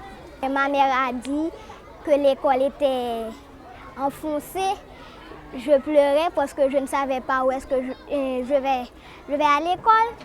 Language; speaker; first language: French; non-native, local second language; Haitian Creole